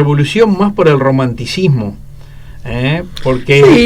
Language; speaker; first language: Spanish; native; Spanish